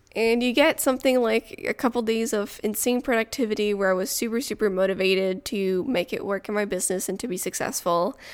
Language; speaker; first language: English; non-native, fluent; French